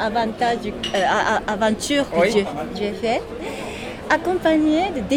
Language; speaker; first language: French; non-native, learner; Japanese